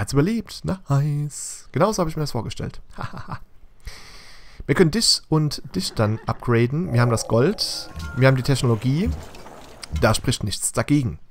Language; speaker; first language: German; native; German